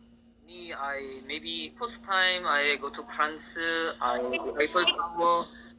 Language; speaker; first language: English; non-native, learner; Korean